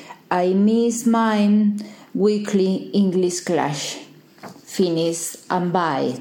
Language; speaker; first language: English; non-native, learner; Spanish